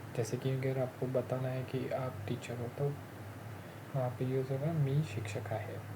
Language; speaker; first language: Hindi; non-native, local second language; Marathi